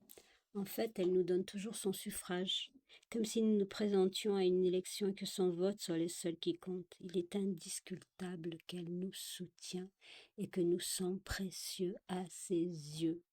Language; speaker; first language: French; native; French